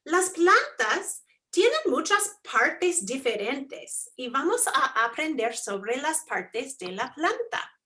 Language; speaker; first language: Spanish; non-native, fluent; English